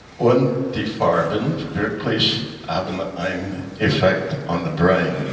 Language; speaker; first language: German; non-native, learner; English